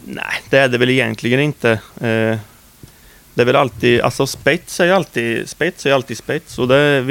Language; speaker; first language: Swedish; native; Swedish